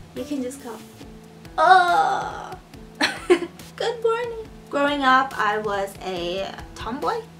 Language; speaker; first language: English; early bilingual, other home language; Chinese